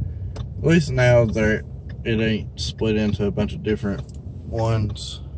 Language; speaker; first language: English; native; English